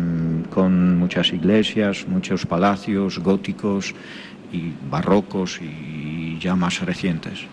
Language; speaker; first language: Spanish; non-native, fluent; Polish